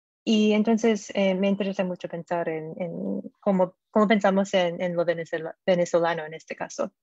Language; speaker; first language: Spanish; non-native, fluent; English